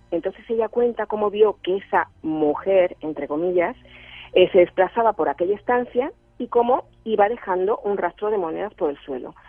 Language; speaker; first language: Spanish; native; Spanish